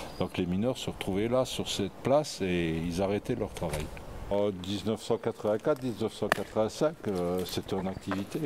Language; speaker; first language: French; native; French